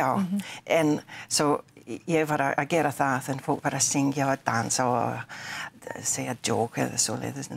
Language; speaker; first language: Icelandic; non-native, learner; English